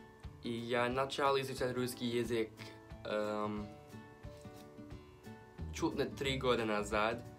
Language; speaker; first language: Russian; non-native, learner; English